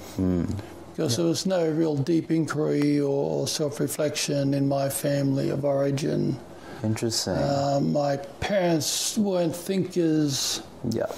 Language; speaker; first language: English; native; English